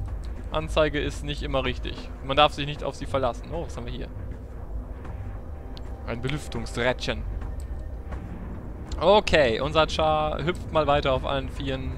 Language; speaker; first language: German; native; German